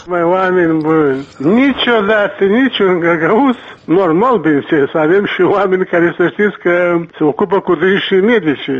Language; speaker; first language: Romanian; non-native, local second language; Gagauz